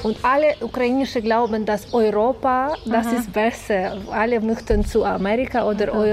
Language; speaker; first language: German; non-native, learner; Ukrainian